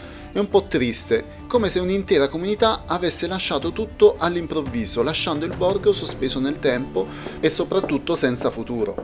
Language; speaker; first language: Italian; native; Italian